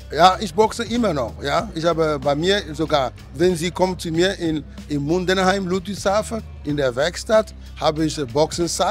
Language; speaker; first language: German; non-native, fluent; Ewe